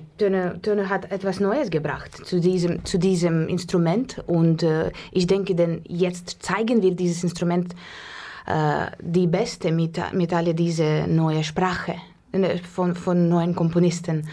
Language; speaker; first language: German; non-native, learner; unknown